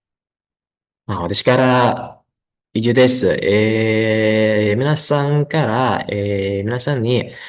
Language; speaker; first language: Japanese; non-native, learner; Indonesian